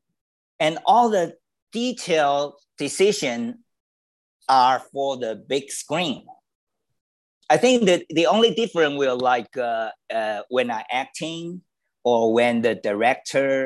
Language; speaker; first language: English; non-native, learner; Chinese